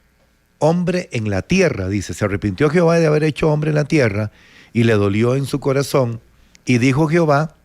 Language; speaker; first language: Spanish; native; Spanish